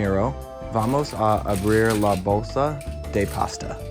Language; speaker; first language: Spanish; non-native, learner; English